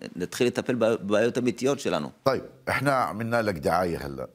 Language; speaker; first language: Hebrew; native; Hebrew